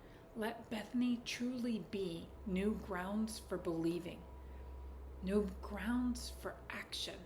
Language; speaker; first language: English; native; English